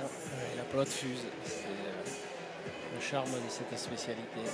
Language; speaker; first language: French; native; French